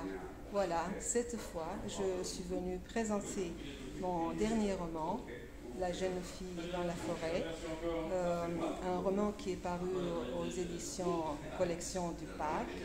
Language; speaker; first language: French; non-native, fluent; Romanian